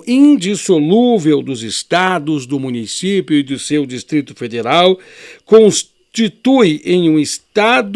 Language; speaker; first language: Portuguese; native; Portuguese